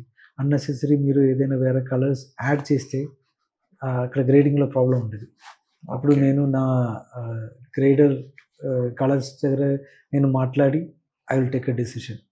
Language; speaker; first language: Telugu; non-native, learner; Malayalam